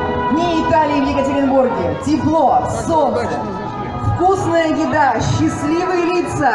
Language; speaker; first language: Russian; native; Russian